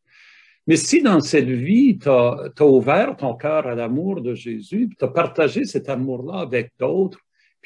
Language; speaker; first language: French; native; French